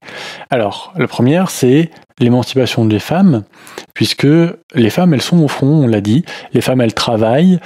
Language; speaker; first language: French; native; French